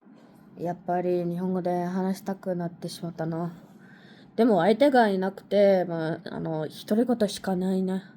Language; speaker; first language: Japanese; non-native, learner; English